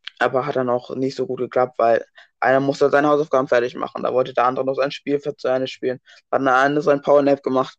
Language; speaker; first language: German; early bilingual, other home language; English